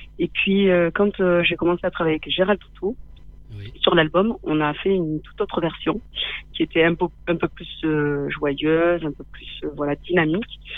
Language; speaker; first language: French; native; French